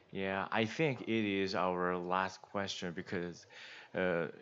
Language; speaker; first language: English; non-native, learner; Korean